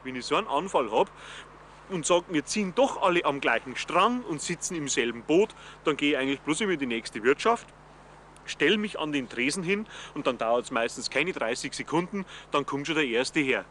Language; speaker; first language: German; native; German